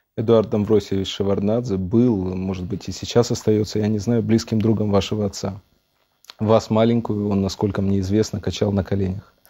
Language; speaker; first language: Russian; native; Russian